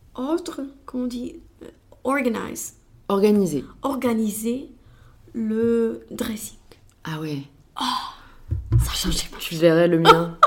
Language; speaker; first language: French; non-native, fluent; Romanian